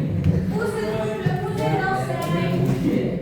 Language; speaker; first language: French; non-native, learner; Indonesian